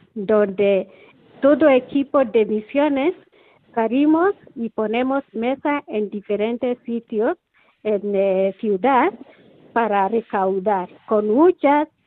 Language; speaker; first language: Spanish; non-native, learner; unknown